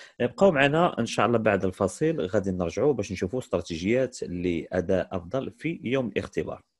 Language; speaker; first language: Arabic; native; Arabic